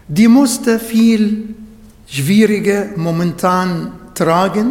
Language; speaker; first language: German; non-native, fluent; Arabic